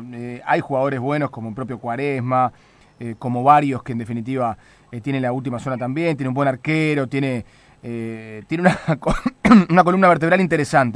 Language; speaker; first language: Spanish; native; Spanish